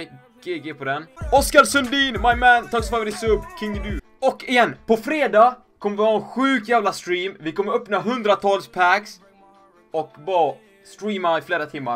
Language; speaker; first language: Swedish; native; Swedish